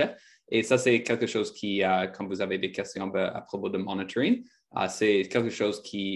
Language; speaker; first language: French; non-native, fluent; English